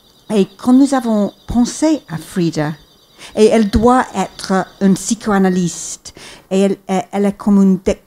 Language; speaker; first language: French; non-native, fluent; English